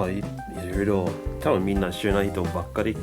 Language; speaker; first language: Japanese; non-native, learner; English